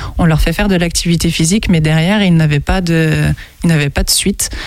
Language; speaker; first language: French; native; French